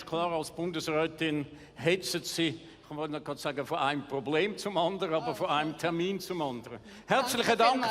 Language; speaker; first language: German; native; German